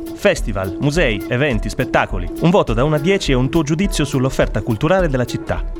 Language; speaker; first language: Italian; native; Italian